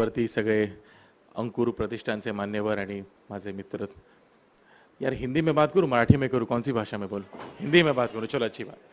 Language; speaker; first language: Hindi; non-native, local second language; Marathi